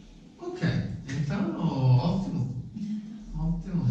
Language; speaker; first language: Portuguese; non-native, fluent; Italian